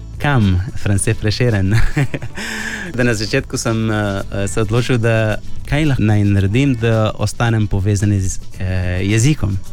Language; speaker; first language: Slovenian; non-native, fluent; Arabic